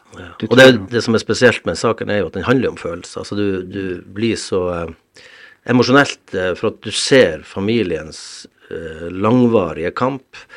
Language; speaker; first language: Norwegian; native; Norwegian